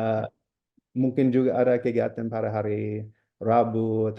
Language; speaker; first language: Indonesian; non-native, fluent; English